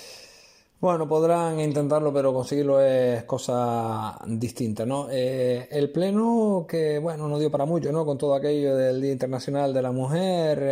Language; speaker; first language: Spanish; native; Spanish